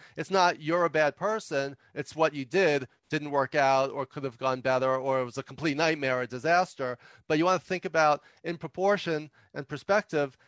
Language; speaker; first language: English; native; English